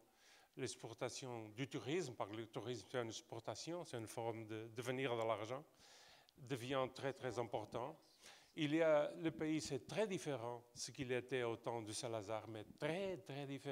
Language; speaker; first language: French; non-native, fluent; Portuguese